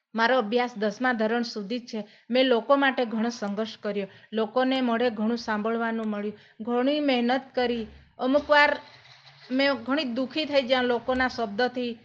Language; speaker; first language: Gujarati; non-native, local second language; Gamit